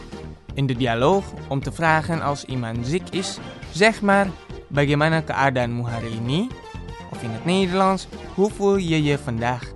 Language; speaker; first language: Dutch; non-native, learner; Indonesian